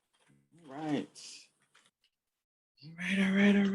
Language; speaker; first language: English; native; English